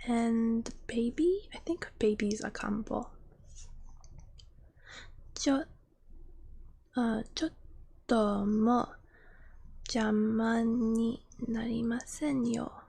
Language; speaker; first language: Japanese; non-native, learner; English